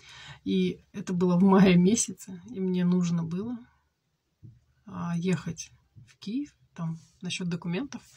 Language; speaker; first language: Russian; native; Russian